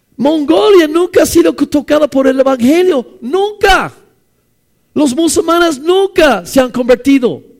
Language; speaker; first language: Spanish; non-native, fluent; English